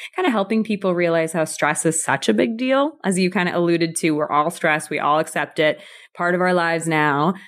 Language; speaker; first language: English; native; English